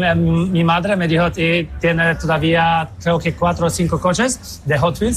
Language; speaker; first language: Spanish; non-native, fluent; Polish